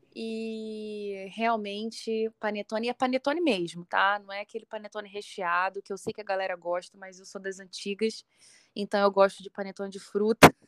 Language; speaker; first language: Portuguese; native; Portuguese